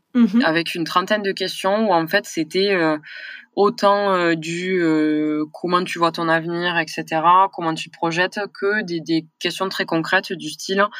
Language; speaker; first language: French; native; French